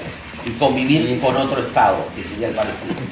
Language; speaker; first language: Spanish; native; Spanish